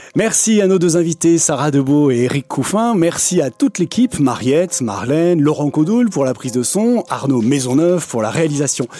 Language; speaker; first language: French; native; French